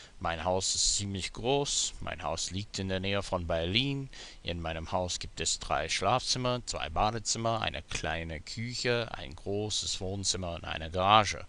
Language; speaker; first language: German; non-native, fluent; English